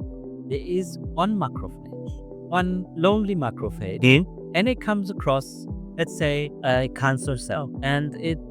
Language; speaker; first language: English; non-native, fluent; German